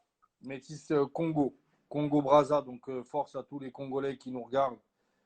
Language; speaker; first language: French; native; French